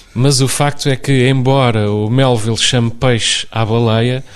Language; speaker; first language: Portuguese; native; Portuguese